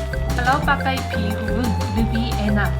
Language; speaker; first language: Indonesian; non-native, fluent; Korean